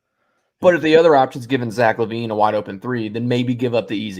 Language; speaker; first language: English; native; English